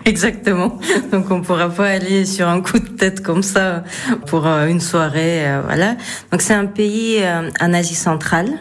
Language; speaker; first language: French; non-native, fluent; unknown